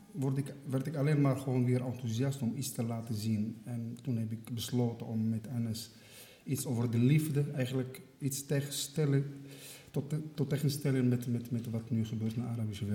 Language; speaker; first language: Dutch; non-native, local second language; Arabic